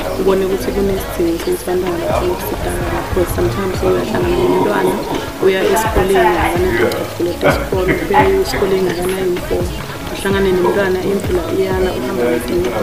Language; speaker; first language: Zulu; non-native, local second language; Swati